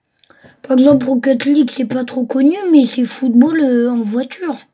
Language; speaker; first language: French; early bilingual, other home language; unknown